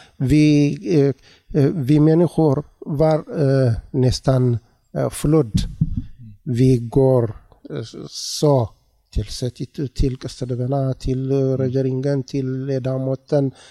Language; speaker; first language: Swedish; non-native, learner; Tigrinya